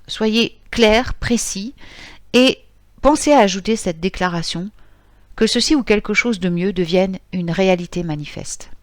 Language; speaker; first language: French; native; French